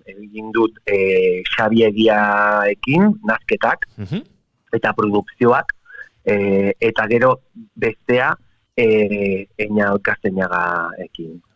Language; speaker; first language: Basque; non-native, local second language; Spanish